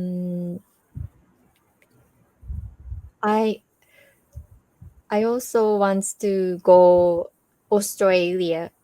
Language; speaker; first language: English; non-native, learner; Japanese